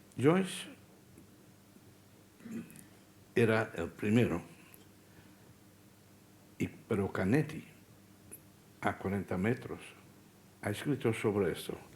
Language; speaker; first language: Spanish; non-native, fluent; Dutch